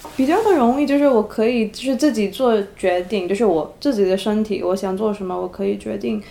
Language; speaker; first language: Chinese; early bilingual, heritage; Cantonese